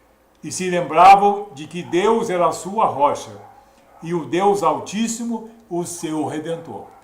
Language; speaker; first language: Portuguese; native; Portuguese